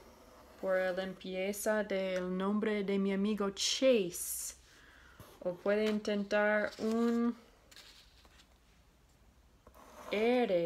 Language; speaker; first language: Spanish; non-native, fluent; English